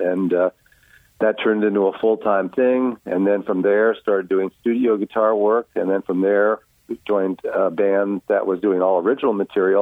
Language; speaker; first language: English; native; English